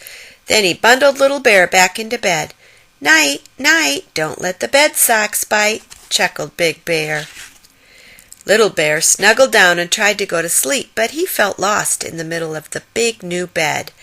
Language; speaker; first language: English; native; English